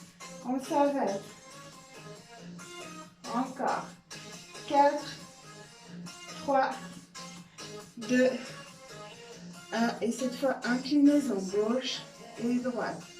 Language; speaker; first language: French; native; French